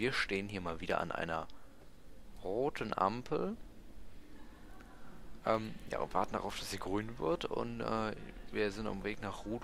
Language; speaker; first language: German; native; German